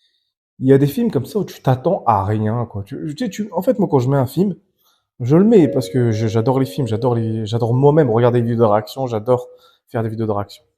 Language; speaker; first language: French; native; French